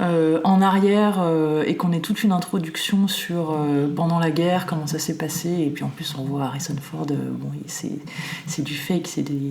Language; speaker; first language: French; native; French